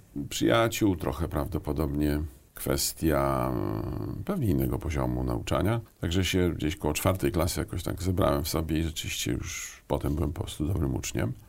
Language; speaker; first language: Polish; native; Polish